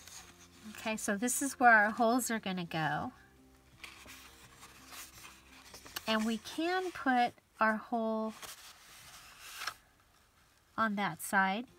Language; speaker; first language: English; native; English